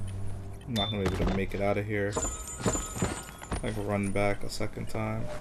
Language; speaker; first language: English; native; English